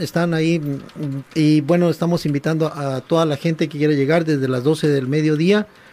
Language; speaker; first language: Spanish; native; Spanish